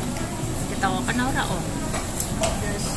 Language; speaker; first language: Indonesian; native; Indonesian